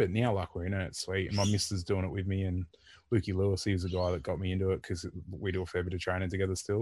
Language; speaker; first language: English; native; English